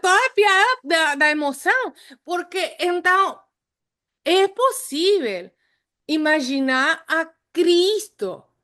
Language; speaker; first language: Spanish; non-native, fluent; English